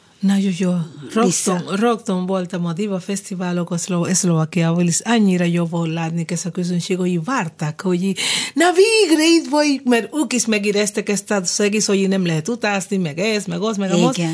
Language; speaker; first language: Hungarian; non-native, fluent; Spanish